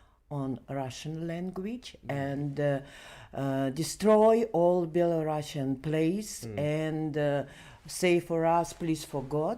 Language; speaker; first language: English; non-native, learner; Belarusian